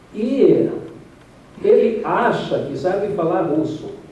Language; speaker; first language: Portuguese; non-native, fluent; Russian